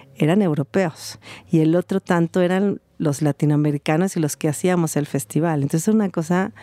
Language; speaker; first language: Spanish; native; Spanish